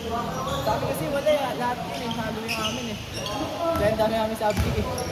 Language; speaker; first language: Filipino; native; Filipino